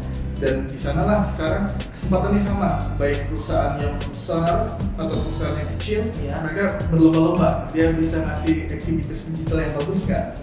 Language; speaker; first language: Indonesian; native; Indonesian